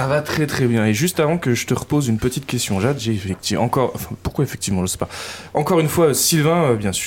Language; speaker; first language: French; native; French